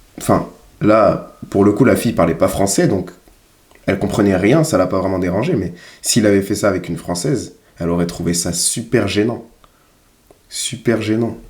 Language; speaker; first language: French; native; French